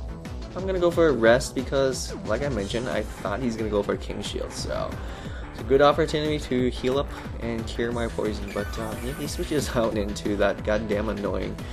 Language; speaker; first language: English; native; English